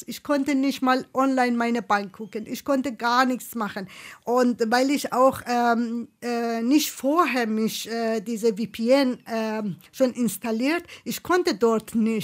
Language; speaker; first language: German; non-native, fluent; Persian